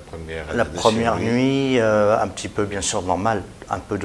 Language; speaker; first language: French; native; French